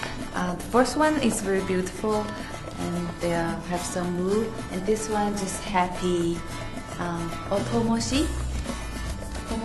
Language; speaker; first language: English; non-native, fluent; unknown